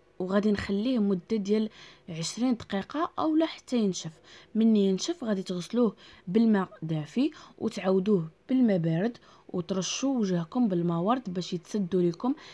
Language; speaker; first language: Arabic; native; Arabic